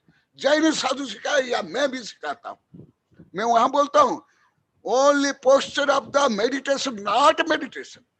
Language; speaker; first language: Hindi; native; Hindi